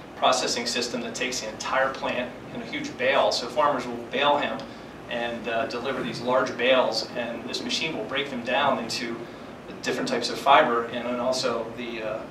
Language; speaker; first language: English; native; English